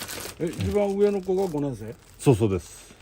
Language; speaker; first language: Japanese; non-native, learner; English